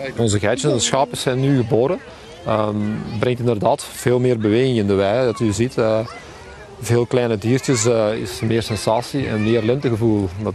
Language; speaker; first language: Dutch; native; Dutch